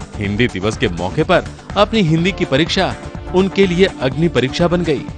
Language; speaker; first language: Hindi; native; Hindi